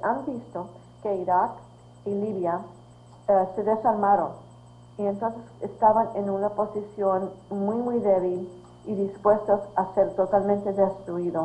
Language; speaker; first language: Spanish; early bilingual, heritage; Spanish